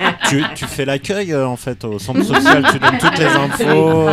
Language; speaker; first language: French; native; French